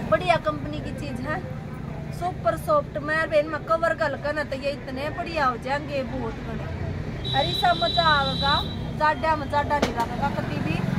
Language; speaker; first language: Hindi; native; Hindi